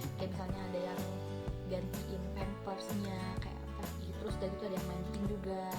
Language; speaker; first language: Indonesian; native; Indonesian